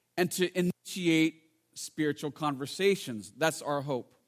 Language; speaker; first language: English; native; English